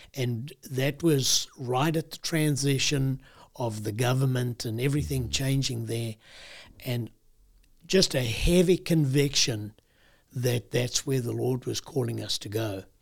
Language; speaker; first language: English; native; English